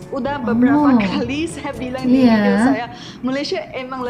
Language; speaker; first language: Indonesian; non-native, fluent; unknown